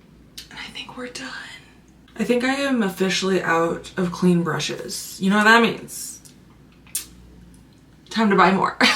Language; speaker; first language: English; native; English